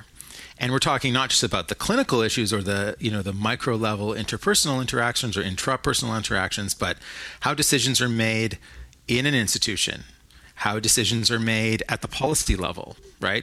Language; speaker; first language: English; native; English